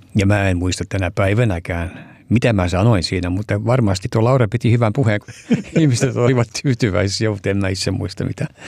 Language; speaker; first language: Finnish; early bilingual, heritage; Finnish